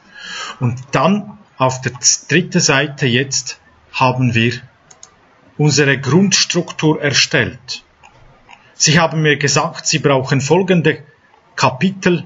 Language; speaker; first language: German; non-native, fluent; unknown